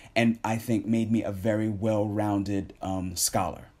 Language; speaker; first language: English; native; English